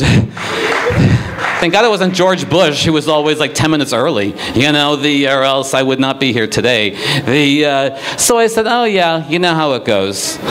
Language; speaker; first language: English; native; English